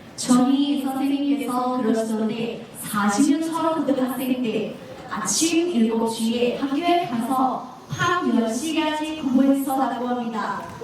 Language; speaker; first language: Korean; non-native, fluent; Lao